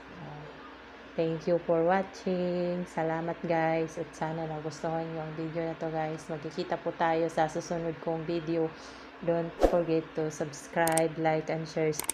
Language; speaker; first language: Filipino; non-native, local second language; Cebuano